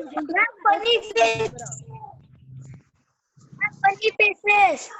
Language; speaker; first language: English; non-native, learner; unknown